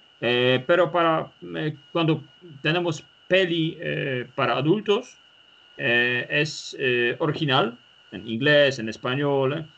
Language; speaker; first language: Spanish; non-native, learner; Polish